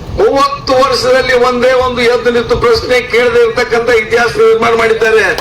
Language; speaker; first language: Kannada; native; Kannada